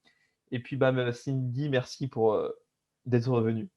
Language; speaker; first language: French; native; French